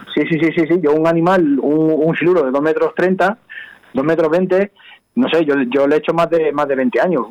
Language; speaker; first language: Spanish; native; Spanish